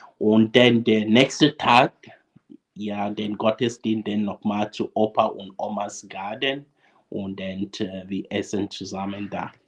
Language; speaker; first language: German; non-native, learner; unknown